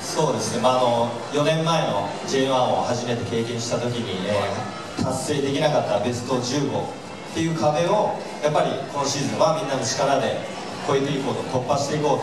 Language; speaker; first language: Japanese; native; Japanese